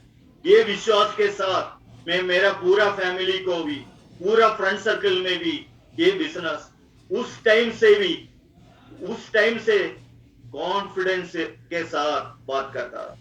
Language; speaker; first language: Hindi; non-native, local second language; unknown